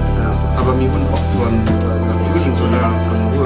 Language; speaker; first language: German; non-native, local second language; Luxembourgish